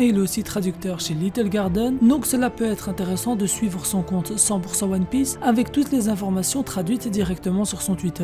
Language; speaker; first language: French; native; French